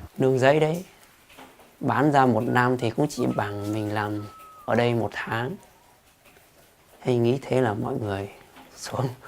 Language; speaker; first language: Vietnamese; non-native, local second language; Hmong